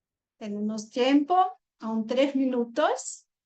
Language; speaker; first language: Spanish; non-native, fluent; Portuguese